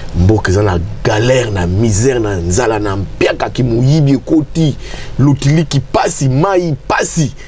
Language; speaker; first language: Lingala; non-native, local second language; Kongo